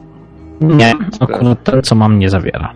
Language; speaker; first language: Polish; native; Polish